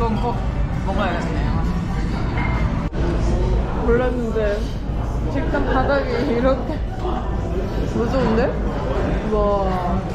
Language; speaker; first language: Korean; non-native, fluent; Japanese